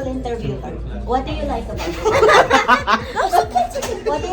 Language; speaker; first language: English; non-native, local second language; Hindi